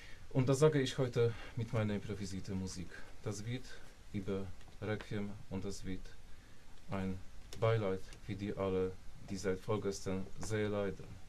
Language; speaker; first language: German; non-native, fluent; Polish